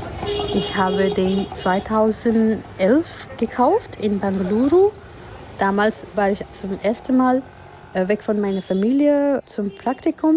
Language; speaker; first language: German; non-native, fluent; Gujarati